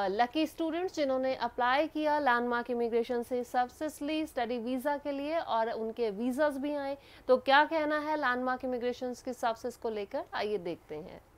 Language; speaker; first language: Hindi; non-native, local second language; Punjabi